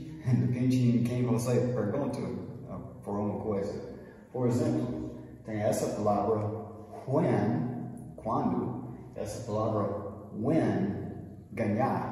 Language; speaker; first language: Portuguese; non-native, fluent; English